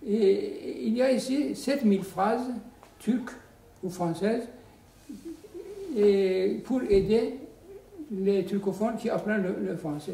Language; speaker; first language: French; non-native, fluent; Turkish